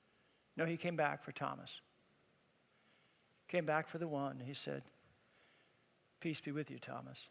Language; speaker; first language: English; native; English